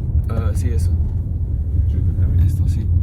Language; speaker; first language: Spanish; non-native, learner; Hungarian